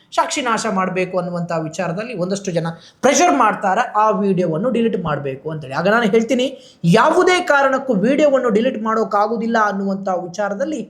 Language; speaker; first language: Kannada; non-native, local second language; Tulu